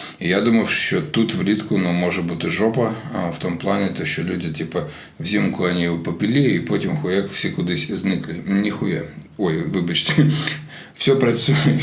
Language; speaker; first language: Ukrainian; non-native, local second language; Russian